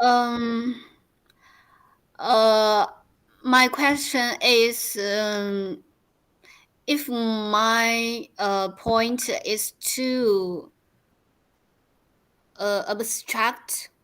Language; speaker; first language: English; non-native, learner; Chinese